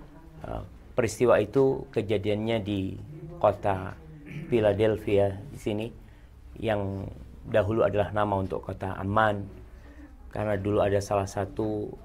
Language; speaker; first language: Indonesian; native; Indonesian